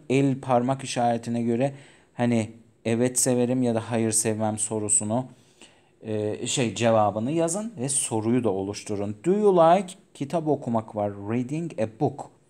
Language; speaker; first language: Turkish; non-native, fluent; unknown